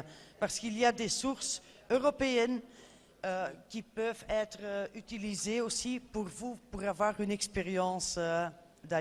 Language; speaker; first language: French; non-native, fluent; Dutch